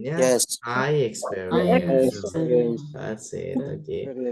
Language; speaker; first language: English; non-native, fluent; Indonesian